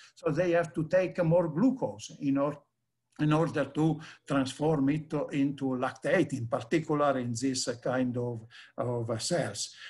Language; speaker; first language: English; non-native, fluent; Italian